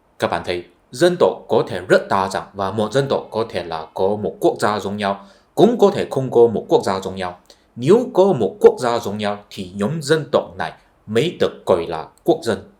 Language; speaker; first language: Vietnamese; non-native, fluent; Chinese